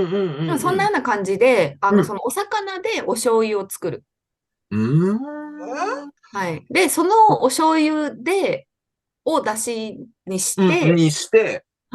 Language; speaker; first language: Japanese; native; Japanese